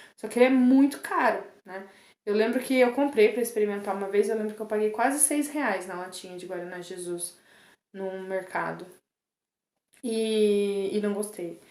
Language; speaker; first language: Portuguese; native; Portuguese